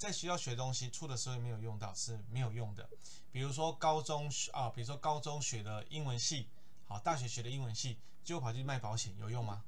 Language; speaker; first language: Chinese; native; Chinese